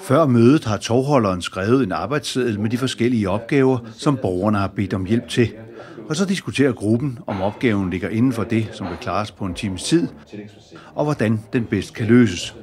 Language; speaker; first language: Danish; native; Danish